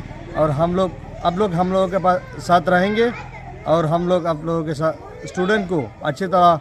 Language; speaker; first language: Hindi; non-native, local second language; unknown